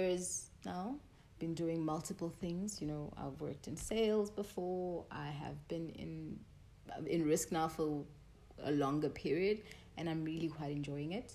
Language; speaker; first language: English; non-native, local second language; Tswana